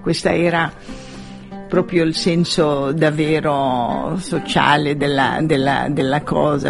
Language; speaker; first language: Italian; non-native, fluent; Arabic